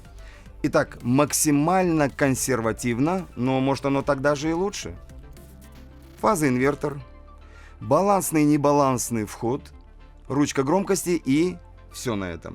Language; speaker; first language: Russian; native; Russian